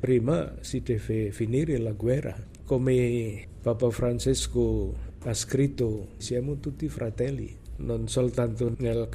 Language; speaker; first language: Italian; non-native, fluent; Javanese